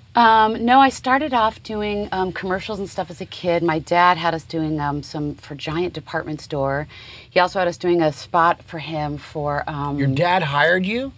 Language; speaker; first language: English; native; English